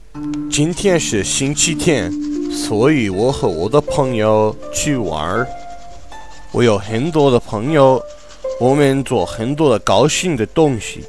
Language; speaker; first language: Chinese; non-native, learner; English